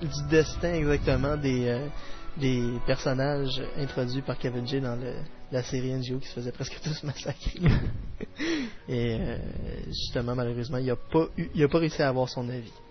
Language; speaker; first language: French; native; French